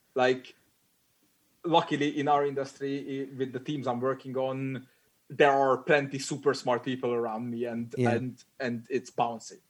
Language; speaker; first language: English; non-native, fluent; Hungarian